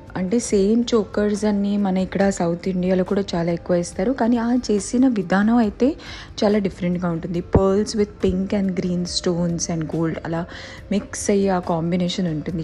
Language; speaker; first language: Telugu; non-native, fluent; Marathi